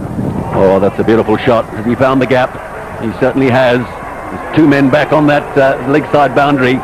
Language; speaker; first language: English; native; English